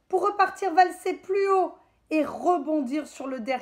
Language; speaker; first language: French; native; French